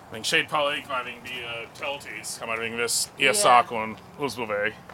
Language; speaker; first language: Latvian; early bilingual, heritage; English